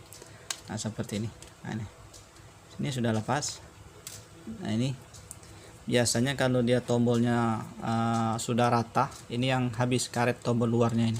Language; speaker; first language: Indonesian; native; Indonesian